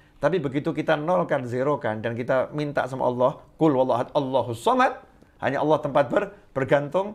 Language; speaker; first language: Indonesian; native; Indonesian